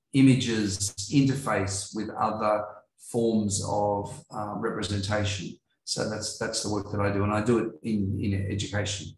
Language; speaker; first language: English; native; English